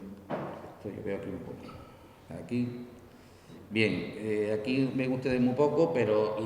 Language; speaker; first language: Spanish; native; Spanish